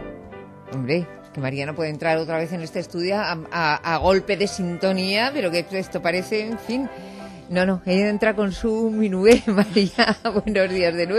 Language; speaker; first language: Spanish; native; Spanish